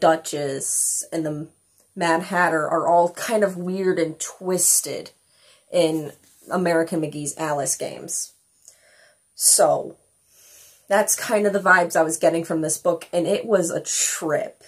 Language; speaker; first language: English; native; English